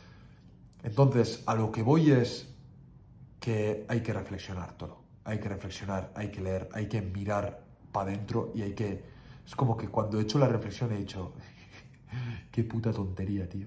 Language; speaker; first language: Spanish; native; Spanish